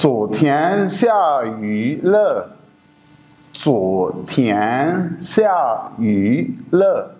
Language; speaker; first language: Chinese; non-native, fluent; Urdu